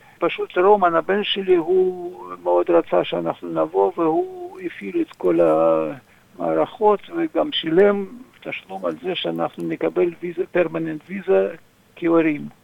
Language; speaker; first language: Hebrew; non-native, fluent; Russian